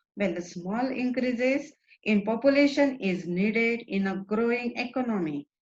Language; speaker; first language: English; non-native, local second language; Marathi